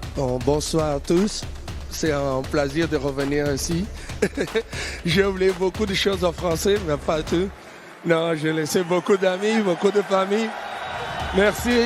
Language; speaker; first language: French; non-native, learner; Portuguese